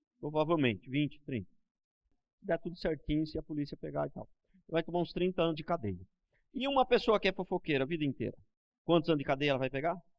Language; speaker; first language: Portuguese; native; Portuguese